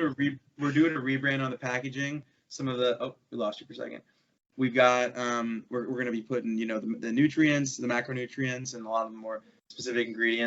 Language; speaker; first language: English; native; English